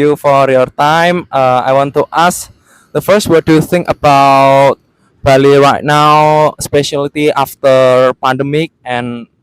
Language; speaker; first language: English; non-native, learner; Indonesian